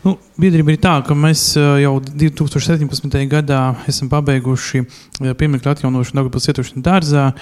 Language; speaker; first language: Latvian; native; Latvian